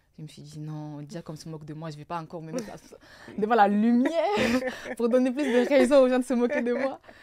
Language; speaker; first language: French; early bilingual, other home language; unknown